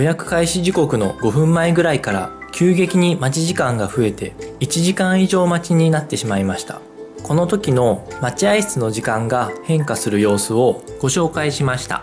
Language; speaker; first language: Japanese; native; Japanese